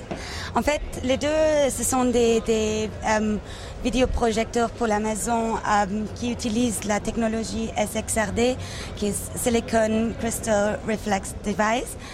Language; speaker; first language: French; non-native, local second language; Dutch